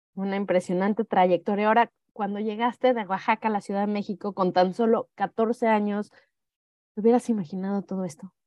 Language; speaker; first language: Spanish; native; Spanish